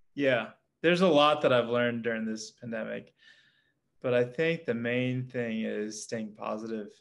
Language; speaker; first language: English; native; English